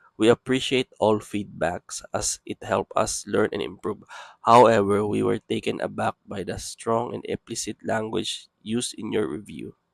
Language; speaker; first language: English; non-native, local second language; Filipino